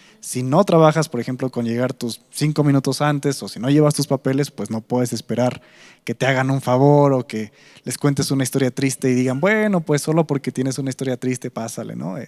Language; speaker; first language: Spanish; native; Spanish